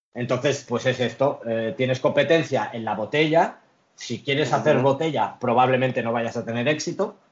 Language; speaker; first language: Spanish; early bilingual, other home language; Arabic